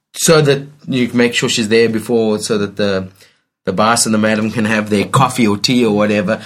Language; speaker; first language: English; native; English